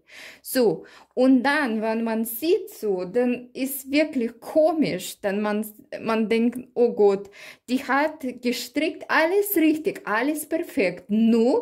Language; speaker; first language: German; non-native, learner; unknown